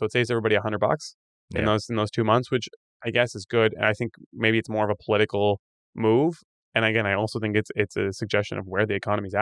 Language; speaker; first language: English; native; English